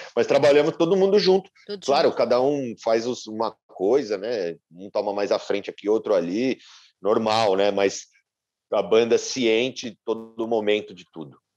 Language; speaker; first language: Portuguese; native; Portuguese